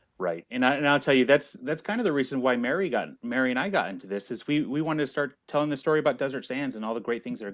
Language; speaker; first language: English; native; English